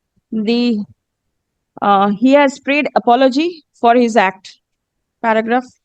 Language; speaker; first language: English; non-native, local second language; Bangla